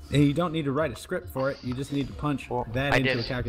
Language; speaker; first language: English; native; English